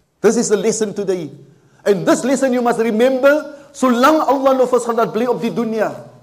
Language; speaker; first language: English; non-native, local second language; Afrikaans